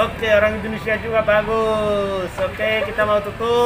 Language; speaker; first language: Indonesian; non-native, fluent; Somali